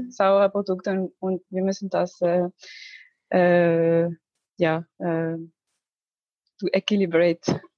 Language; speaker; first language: German; non-native, learner; Arabic